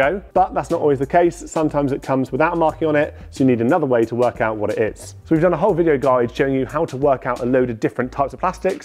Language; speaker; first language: English; native; English